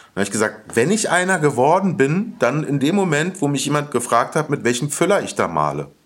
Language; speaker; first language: German; native; German